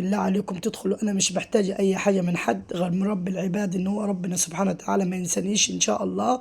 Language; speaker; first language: Arabic; native; Arabic